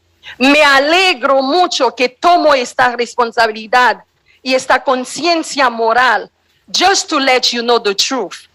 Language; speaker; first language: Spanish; non-native, fluent; Haitian Creole